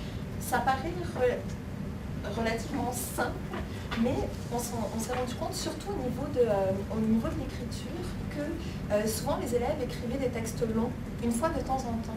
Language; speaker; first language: French; native; French